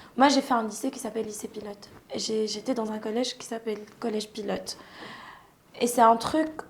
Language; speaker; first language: French; non-native, local second language; Arabic